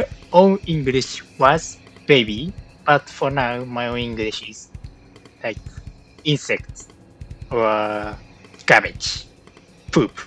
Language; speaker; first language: English; non-native, learner; Japanese